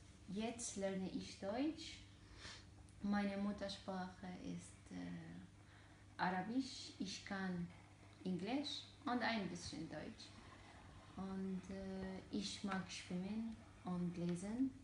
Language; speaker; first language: German; non-native, learner; Arabic